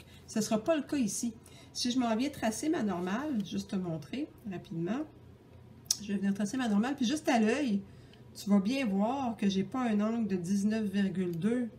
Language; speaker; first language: French; native; French